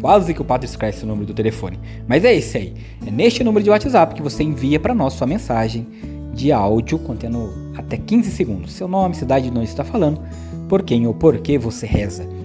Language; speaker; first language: Portuguese; native; Portuguese